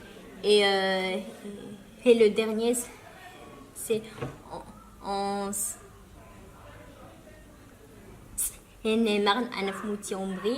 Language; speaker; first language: French; early bilingual, other home language; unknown